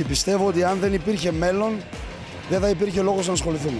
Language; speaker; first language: Greek; native; Greek